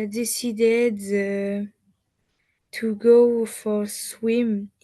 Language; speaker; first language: English; non-native, learner; French